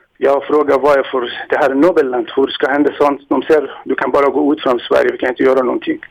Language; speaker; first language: Swedish; non-native, learner; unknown